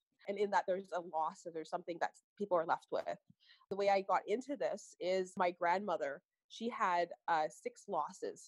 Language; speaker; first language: English; native; English